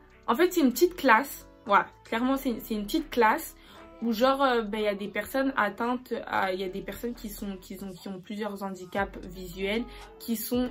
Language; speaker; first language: French; native; French